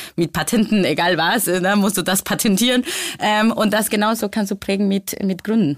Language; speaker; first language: German; non-native, fluent; Spanish